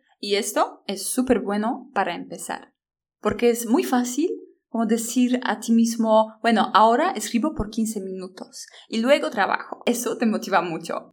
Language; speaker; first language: Spanish; non-native, fluent; Polish